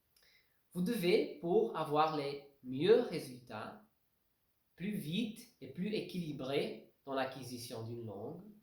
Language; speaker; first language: French; non-native, fluent; Portuguese